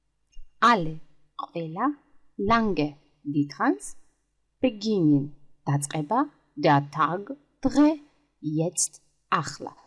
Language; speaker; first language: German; non-native, fluent; Georgian